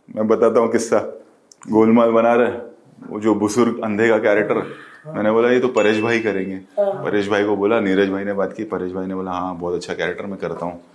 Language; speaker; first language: Hindi; native; Hindi